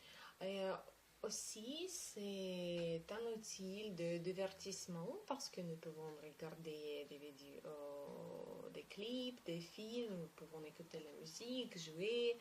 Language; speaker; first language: French; non-native, learner; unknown